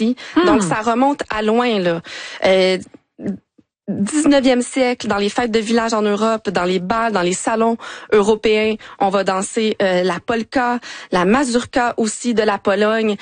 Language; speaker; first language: French; native; French